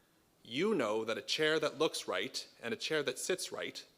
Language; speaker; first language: English; native; English